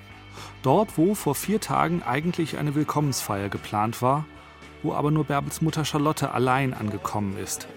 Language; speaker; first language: German; native; German